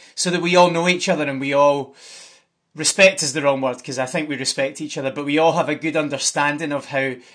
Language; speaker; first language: English; native; English